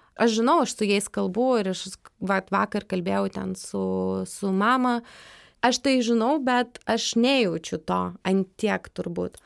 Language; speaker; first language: Lithuanian; non-native, fluent; Russian